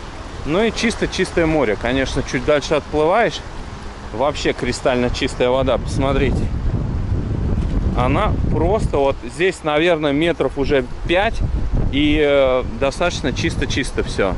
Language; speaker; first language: Russian; native; Russian